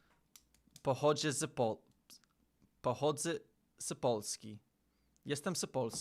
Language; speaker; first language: Polish; non-native, learner; English